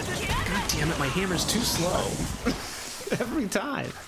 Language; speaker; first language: English; native; English